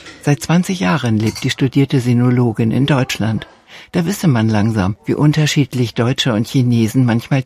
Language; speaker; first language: German; native; German